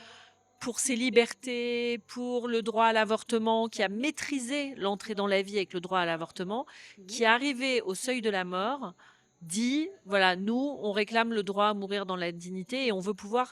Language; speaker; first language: French; native; French